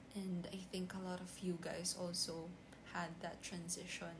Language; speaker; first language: English; non-native, local second language; Filipino